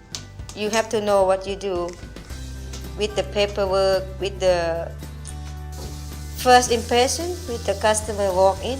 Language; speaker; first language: English; non-native, learner; Thai